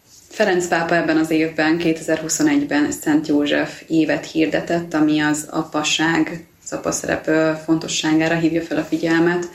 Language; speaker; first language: Hungarian; native; Hungarian